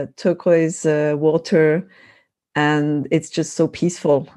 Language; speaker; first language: English; non-native, fluent; French